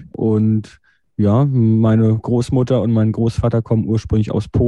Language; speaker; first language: German; native; German